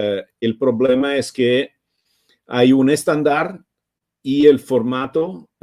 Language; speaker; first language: Spanish; non-native, fluent; Italian